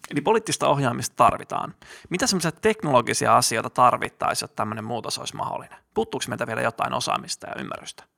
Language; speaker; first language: Finnish; native; Finnish